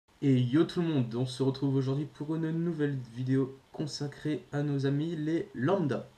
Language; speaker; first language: French; native; French